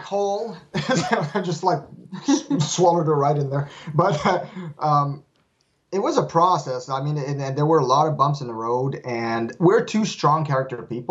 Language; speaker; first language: English; non-native, fluent; French